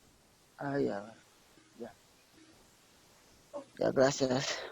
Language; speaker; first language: Spanish; non-native, learner; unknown